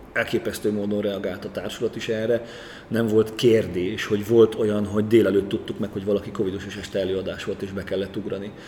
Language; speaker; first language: Hungarian; native; Hungarian